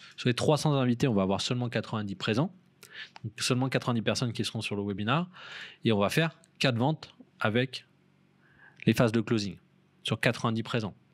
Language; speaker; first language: French; native; French